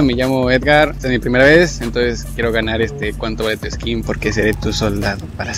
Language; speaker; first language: Spanish; early bilingual, heritage; Spanish